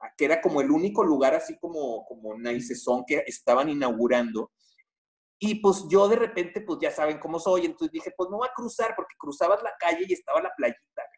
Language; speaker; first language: Spanish; native; Spanish